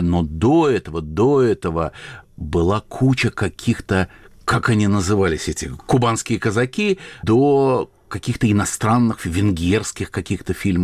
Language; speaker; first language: Russian; native; Russian